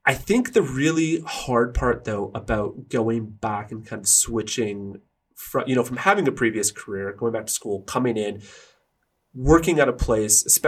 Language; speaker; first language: English; native; English